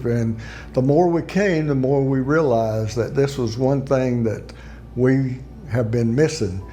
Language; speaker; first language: English; native; English